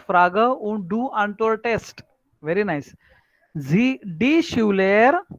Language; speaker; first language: German; non-native, learner; Marathi